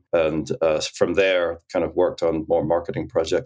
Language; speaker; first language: English; native; English